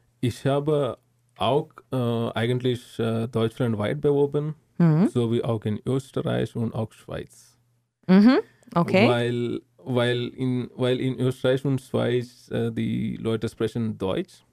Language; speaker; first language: German; non-native, learner; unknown